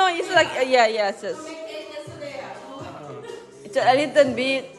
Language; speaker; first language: English; non-native, learner; Thai